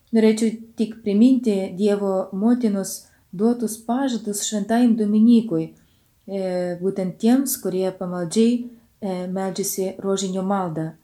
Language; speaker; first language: Lithuanian; non-native, fluent; Ukrainian